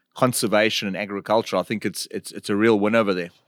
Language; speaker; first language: English; native; English